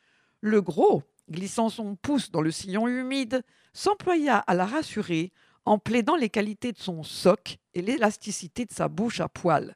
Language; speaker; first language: French; native; French